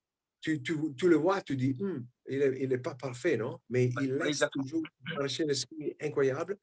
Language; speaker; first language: French; non-native, fluent; Italian